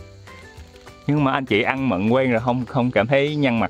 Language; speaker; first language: Vietnamese; native; Vietnamese